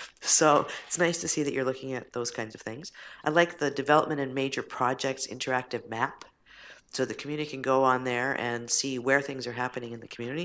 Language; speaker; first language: English; native; English